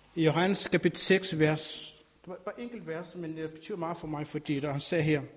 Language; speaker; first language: Danish; non-native, fluent; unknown